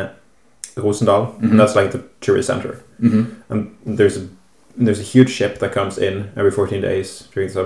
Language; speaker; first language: English; non-native, fluent; Norwegian